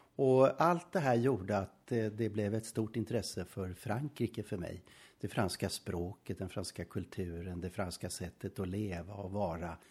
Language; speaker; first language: Swedish; native; Swedish